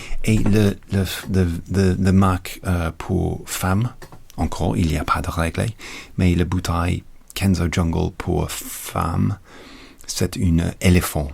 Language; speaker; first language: French; non-native, learner; English